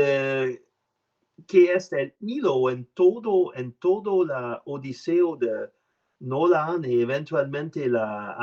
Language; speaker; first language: Spanish; non-native, learner; French